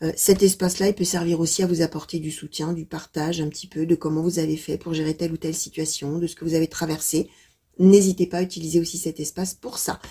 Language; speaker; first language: French; native; French